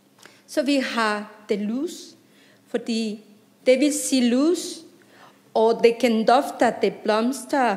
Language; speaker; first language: Danish; non-native, fluent; Spanish